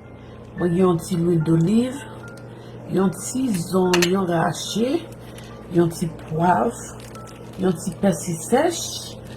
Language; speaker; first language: French; non-native, local second language; Haitian Creole